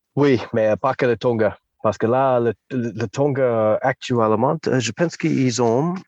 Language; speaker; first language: French; non-native, learner; English